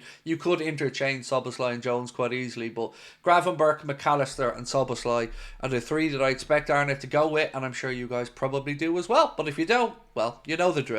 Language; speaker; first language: English; native; English